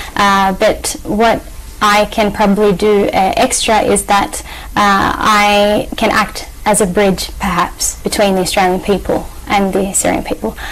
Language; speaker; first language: English; native; English